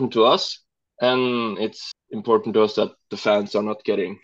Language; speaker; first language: English; non-native, fluent; Norwegian